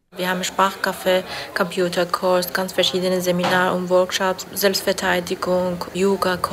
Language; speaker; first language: German; non-native, learner; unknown